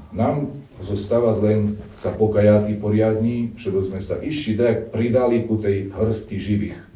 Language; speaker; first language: Slovak; non-native, local second language; Rusyn